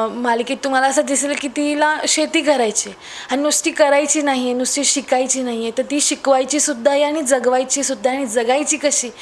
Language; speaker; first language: Marathi; native; Marathi